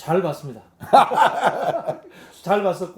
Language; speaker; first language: Korean; native; Korean